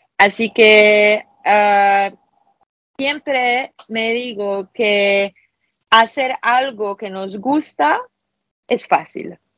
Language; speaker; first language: Spanish; non-native, fluent; Polish